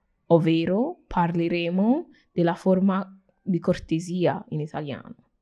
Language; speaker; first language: Italian; non-native, fluent; Nigerian Pidgin